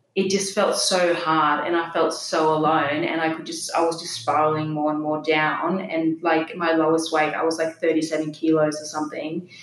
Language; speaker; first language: English; non-native, fluent; Danish